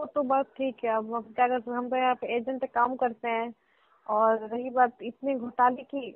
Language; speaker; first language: Hindi; native; Hindi